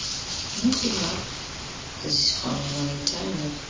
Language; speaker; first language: Dutch; native; Dutch